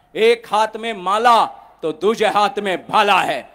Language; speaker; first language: Hindi; non-native, local second language; Marathi